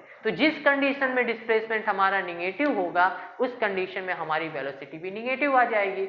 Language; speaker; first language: Hindi; native; Hindi